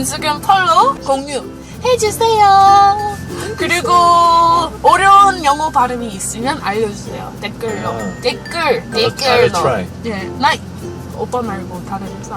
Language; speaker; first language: Korean; non-native, fluent; English